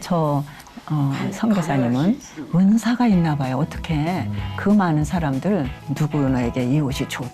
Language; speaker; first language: Korean; native; Korean